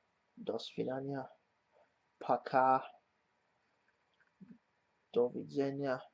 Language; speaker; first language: Russian; non-native, learner; English